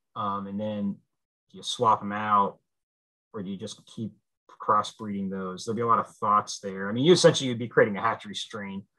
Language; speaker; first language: English; native; English